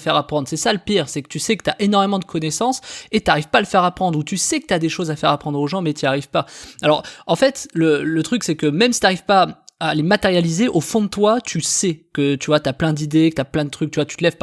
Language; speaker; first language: French; native; French